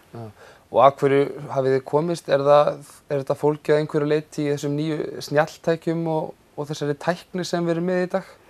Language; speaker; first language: Icelandic; native; Icelandic